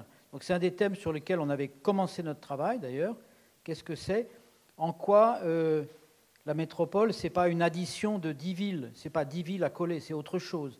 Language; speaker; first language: French; native; French